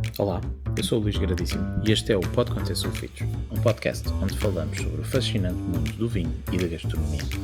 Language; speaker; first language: Portuguese; native; Portuguese